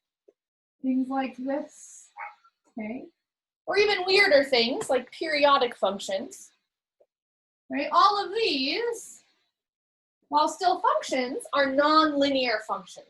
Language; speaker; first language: English; native; English